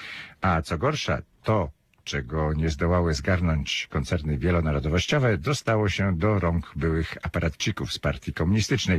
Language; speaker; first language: Polish; native; Polish